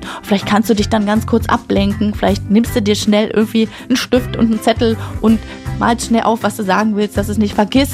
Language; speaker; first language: German; native; German